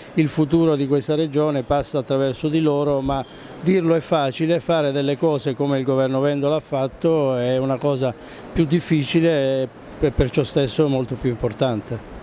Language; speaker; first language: Italian; native; Italian